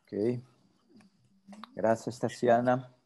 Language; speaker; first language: Spanish; non-native, learner; Portuguese